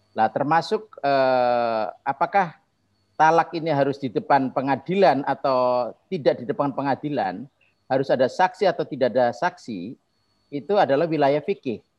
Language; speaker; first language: Indonesian; non-native, local second language; Javanese